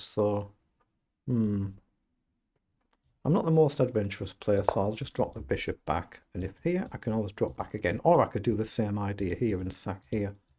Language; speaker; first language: English; native; English